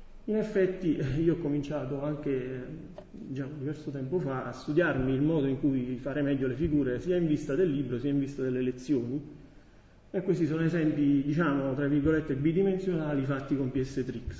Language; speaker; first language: Italian; native; Italian